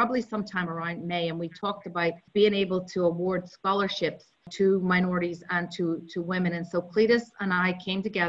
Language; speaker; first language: English; native; English